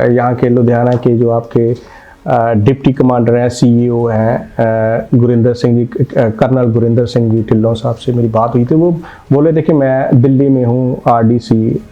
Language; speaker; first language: Hindi; non-native, local second language; Punjabi